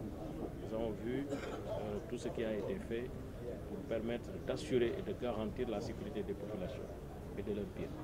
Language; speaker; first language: French; non-native, local second language; Wolof